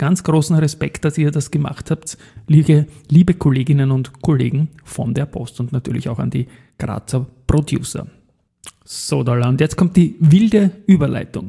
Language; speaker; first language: German; native; German